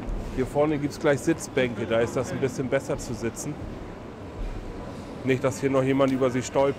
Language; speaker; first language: German; native; German